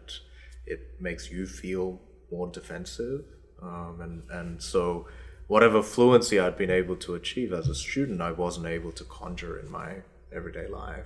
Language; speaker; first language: English; early bilingual, other home language; Korean